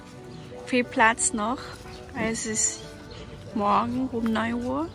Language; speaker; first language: German; non-native, learner; Chinese